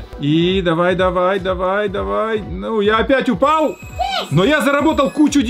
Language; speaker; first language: Russian; native; Russian